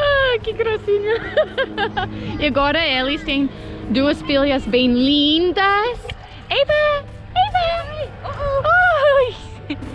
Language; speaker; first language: Portuguese; non-native, learner; English